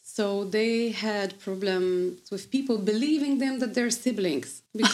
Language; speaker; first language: English; non-native, fluent; Polish